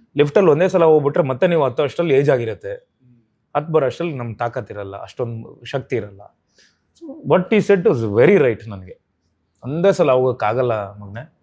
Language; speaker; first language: Kannada; native; Kannada